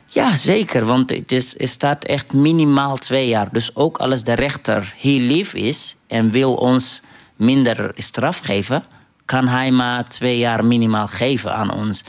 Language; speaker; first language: Dutch; non-native, fluent; Arabic